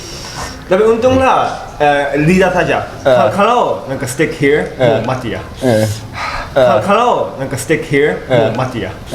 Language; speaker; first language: Indonesian; non-native, learner; Japanese